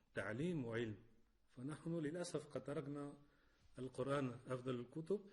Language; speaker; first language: Arabic; non-native, fluent; Spanish